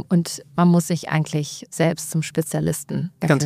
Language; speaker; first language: German; native; German